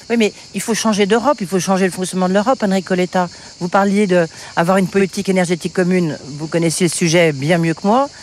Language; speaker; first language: French; native; French